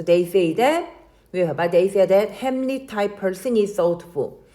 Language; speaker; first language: English; non-native, fluent; Korean